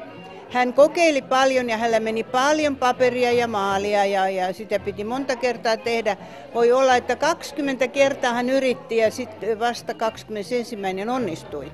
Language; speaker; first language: Finnish; non-native, fluent; Estonian